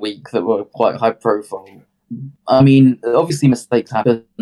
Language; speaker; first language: English; native; English